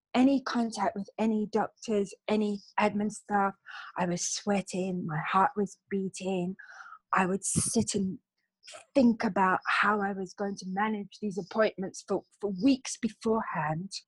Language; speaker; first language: English; native; English